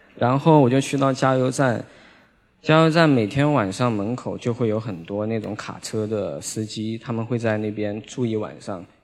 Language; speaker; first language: Chinese; native; Chinese